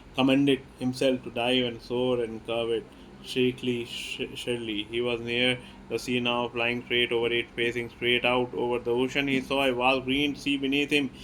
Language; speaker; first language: English; non-native, local second language; Hindi